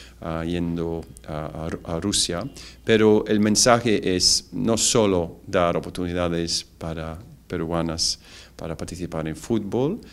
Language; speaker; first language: Spanish; non-native, fluent; English